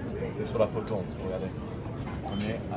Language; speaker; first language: French; native; French